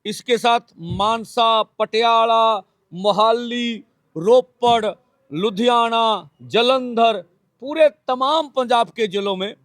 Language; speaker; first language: Hindi; non-native, local second language; Punjabi